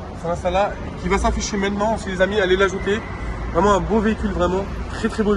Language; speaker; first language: French; native; French